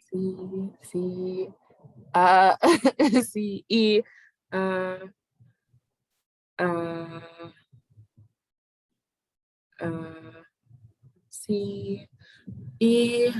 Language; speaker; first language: Spanish; non-native, learner; English